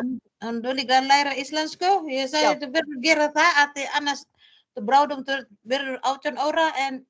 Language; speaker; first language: Icelandic; non-native, learner; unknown